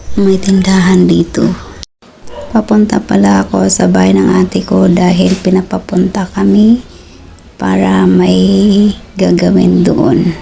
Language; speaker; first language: Filipino; non-native, local second language; Cebuano